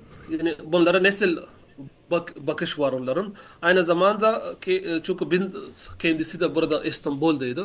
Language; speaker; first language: Turkish; non-native, learner; Urdu